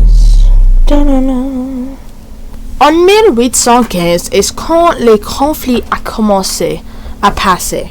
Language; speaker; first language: French; non-native, learner; English